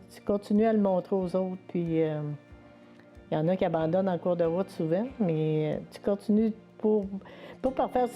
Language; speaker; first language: French; native; French